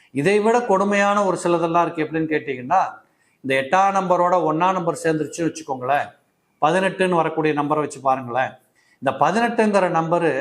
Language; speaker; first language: Tamil; native; Tamil